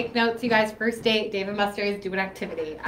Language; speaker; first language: English; native; English